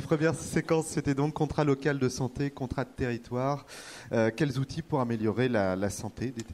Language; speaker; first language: French; native; French